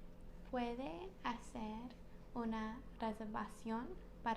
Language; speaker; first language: Spanish; non-native, learner; English